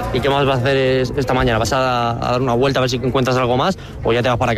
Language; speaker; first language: Spanish; native; Spanish